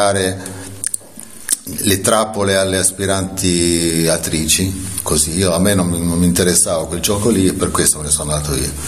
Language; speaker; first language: Italian; native; Italian